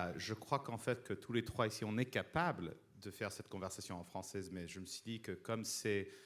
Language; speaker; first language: French; non-native, fluent; English